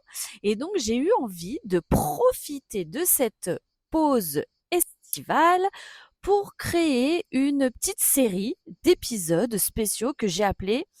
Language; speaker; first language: French; native; French